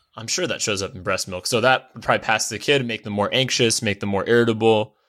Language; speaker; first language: English; native; English